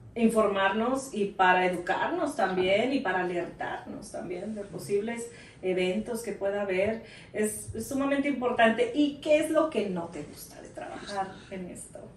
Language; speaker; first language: Spanish; native; Spanish